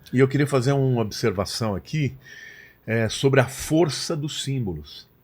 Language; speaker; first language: Portuguese; native; Portuguese